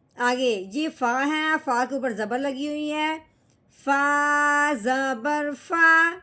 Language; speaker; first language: Urdu; native; Urdu